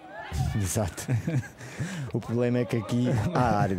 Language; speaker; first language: Portuguese; native; Portuguese